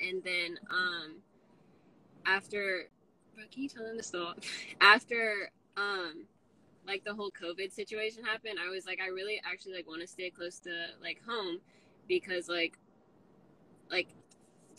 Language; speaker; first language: English; native; English